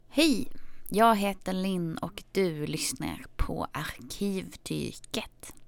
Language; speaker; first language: Swedish; native; Swedish